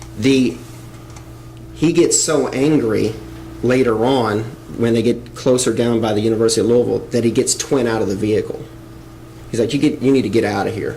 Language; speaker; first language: English; native; English